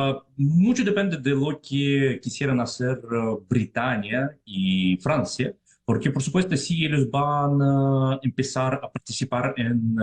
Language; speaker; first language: Spanish; non-native, fluent; Russian